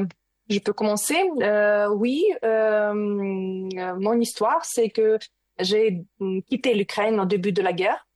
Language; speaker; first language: French; non-native, learner; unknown